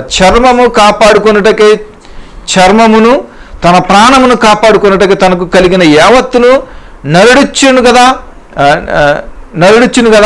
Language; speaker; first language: Telugu; native; Telugu